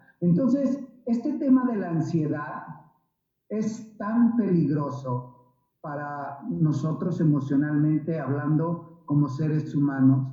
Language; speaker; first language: Spanish; native; Spanish